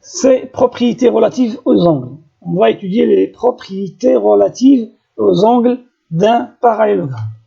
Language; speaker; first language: French; non-native, local second language; Arabic